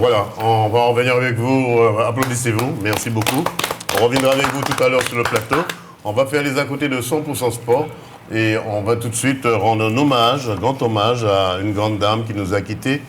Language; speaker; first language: French; native; French